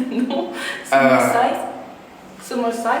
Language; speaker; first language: English; non-native, learner; Korean